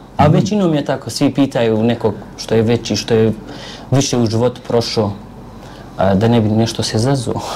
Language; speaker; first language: Serbian; non-native, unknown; Arabic